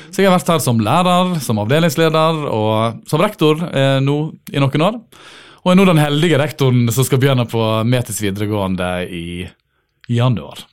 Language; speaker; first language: Norwegian; native; Norwegian